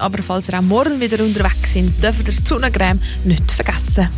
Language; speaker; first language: German; native; German